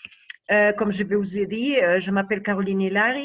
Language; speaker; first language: French; non-native, fluent; Spanish